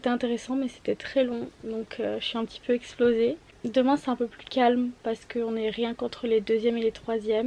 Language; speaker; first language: French; native; French